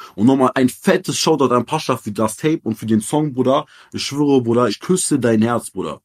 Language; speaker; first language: German; early bilingual, other home language; Arabic